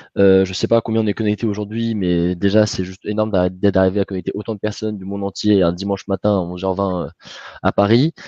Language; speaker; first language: French; native; French